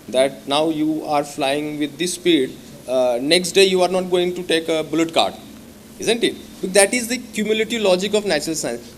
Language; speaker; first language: English; non-native, local second language; Marathi